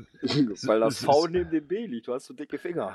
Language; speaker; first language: German; native; German